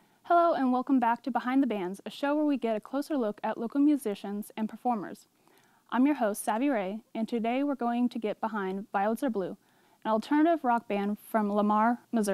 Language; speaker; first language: English; native; English